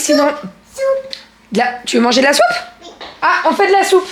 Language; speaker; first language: French; native; French